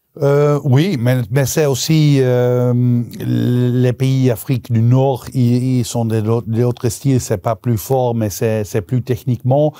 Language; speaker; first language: French; non-native, local second language; Dutch